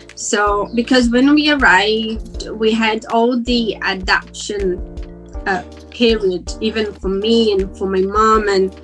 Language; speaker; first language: English; non-native, fluent; Portuguese